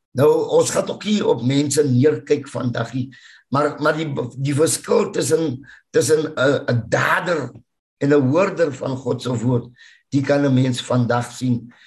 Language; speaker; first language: Afrikaans; native; Afrikaans